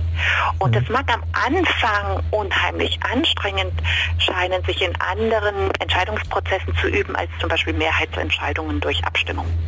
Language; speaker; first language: German; native; German